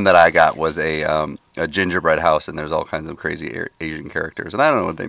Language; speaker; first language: English; native; English